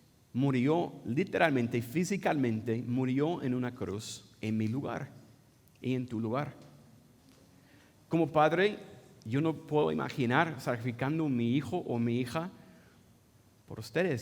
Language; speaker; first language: Spanish; non-native, fluent; English